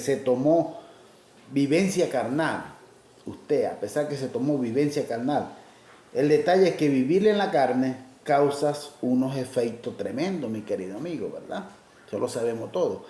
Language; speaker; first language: Spanish; native; Spanish